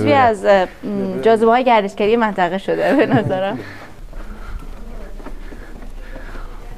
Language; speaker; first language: Persian; native; Persian